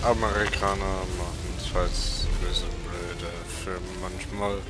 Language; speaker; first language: German; non-native, learner; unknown